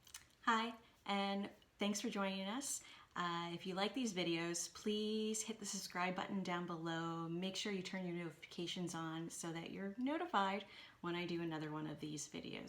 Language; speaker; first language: English; native; English